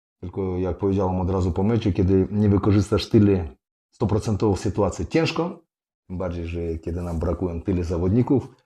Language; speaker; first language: Polish; non-native, fluent; Russian